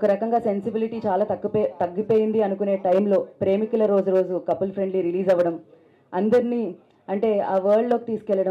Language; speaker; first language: Telugu; native; Telugu